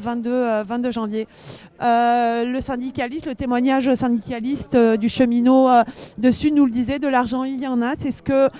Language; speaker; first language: French; native; French